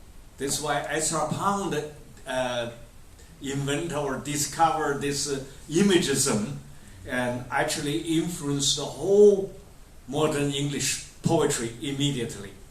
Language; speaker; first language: English; non-native, fluent; Chinese